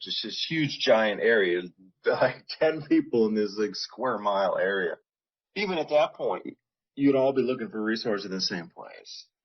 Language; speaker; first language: English; native; English